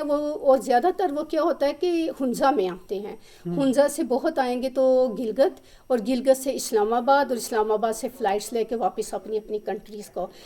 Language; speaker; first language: Urdu; native; Urdu